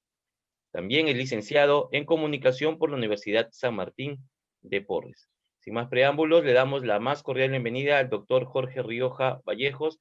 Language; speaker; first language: Spanish; native; Spanish